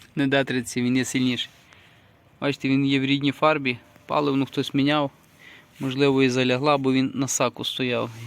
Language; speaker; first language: Ukrainian; native; Ukrainian